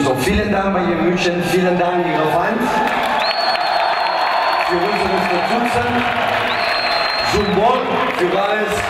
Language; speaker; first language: German; non-native, learner; Catalan